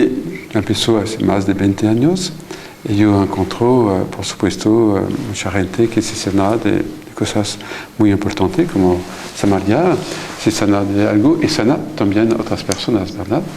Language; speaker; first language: Spanish; non-native, fluent; French